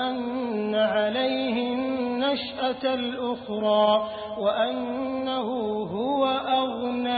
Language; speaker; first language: Arabic; native; Arabic